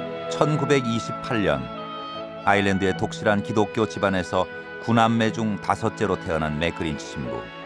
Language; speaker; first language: Korean; native; Korean